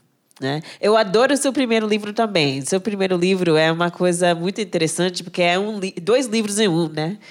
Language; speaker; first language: Portuguese; non-native, fluent; English